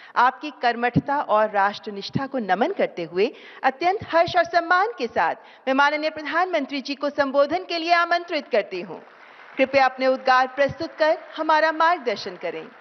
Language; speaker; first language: Hindi; native; Hindi